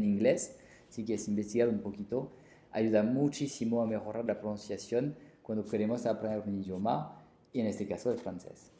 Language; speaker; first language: Spanish; non-native, fluent; French